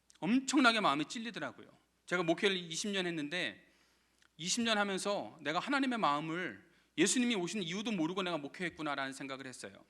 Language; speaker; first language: Korean; native; Korean